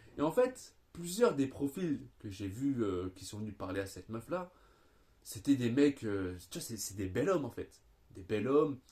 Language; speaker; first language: French; native; French